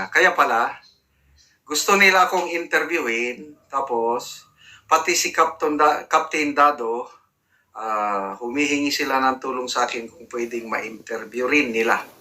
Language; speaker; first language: Filipino; native; Filipino